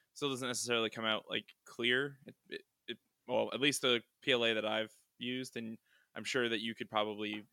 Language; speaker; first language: English; native; English